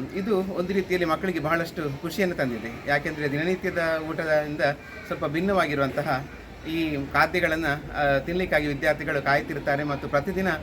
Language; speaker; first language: Kannada; native; Kannada